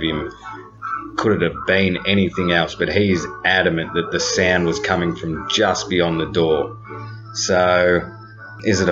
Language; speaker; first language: English; native; English